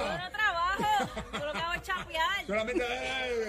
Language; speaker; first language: Spanish; native; Spanish